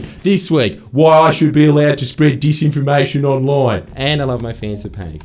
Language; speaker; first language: English; native; English